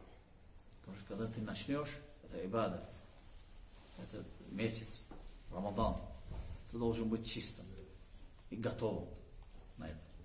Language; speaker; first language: Russian; non-native, learner; Azerbaijani